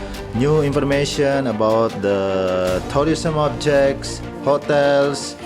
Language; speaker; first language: English; non-native, local second language; Indonesian